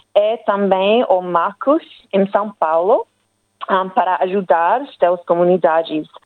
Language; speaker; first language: Portuguese; non-native, learner; English